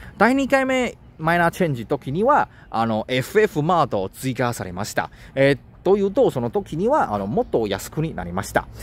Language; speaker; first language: Japanese; non-native, learner; Chinese